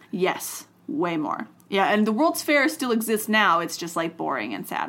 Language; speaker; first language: English; native; English